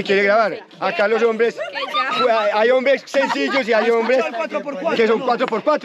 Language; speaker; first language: Spanish; native; Spanish